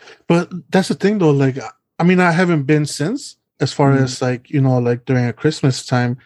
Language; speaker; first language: English; early bilingual, other home language; Spanish